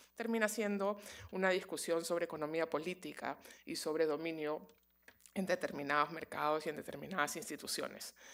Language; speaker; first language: Spanish; native; Spanish